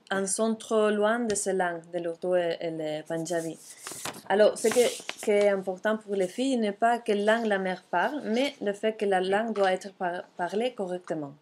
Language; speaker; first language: French; non-native, fluent; Catalan